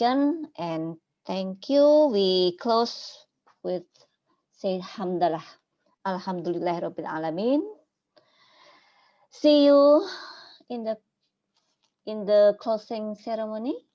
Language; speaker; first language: English; non-native, learner; Indonesian